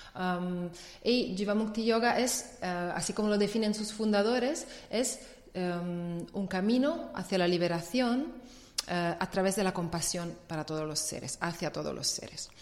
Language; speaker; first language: Spanish; non-native, fluent; Italian